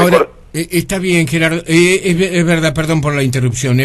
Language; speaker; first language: Spanish; native; Spanish